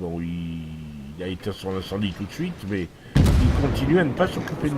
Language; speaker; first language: French; native; French